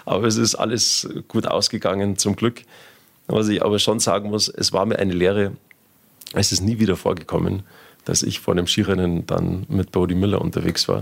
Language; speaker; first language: German; native; German